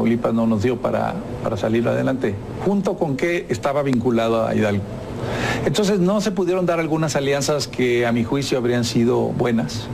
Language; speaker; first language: Spanish; native; Spanish